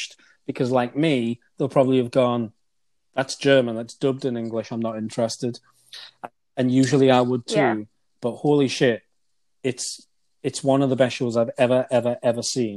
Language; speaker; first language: English; native; English